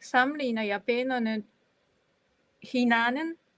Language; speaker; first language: Danish; non-native, fluent; Japanese